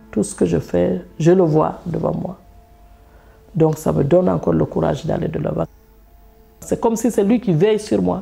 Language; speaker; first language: French; non-native, local second language; Fula